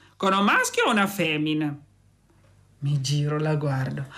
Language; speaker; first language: Italian; non-native, fluent; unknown